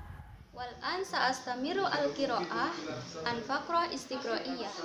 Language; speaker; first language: Arabic; non-native, learner; Indonesian